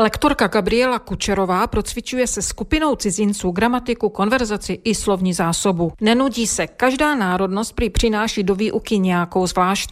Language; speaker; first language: Czech; native; Czech